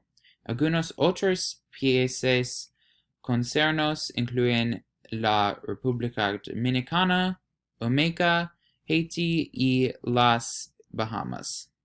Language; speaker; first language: Spanish; non-native, learner; English